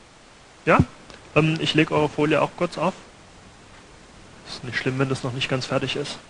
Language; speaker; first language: German; native; German